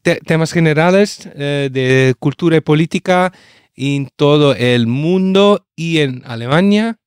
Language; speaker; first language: Spanish; non-native, fluent; German